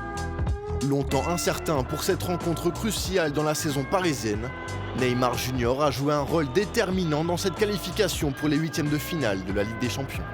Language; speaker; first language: French; native; French